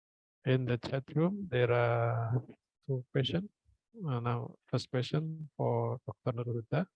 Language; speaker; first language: English; non-native, fluent; Indonesian